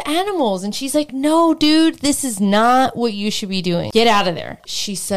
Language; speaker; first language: English; native; English